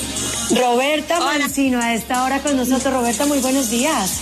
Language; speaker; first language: Spanish; native; Spanish